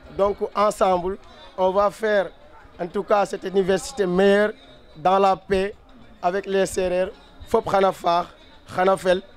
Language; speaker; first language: French; non-native, local second language; Wolof